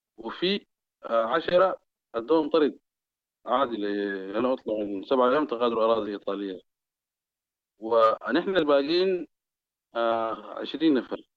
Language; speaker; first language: Arabic; native; Arabic